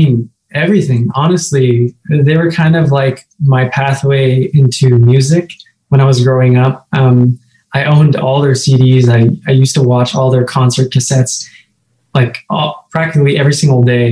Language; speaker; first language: English; native; English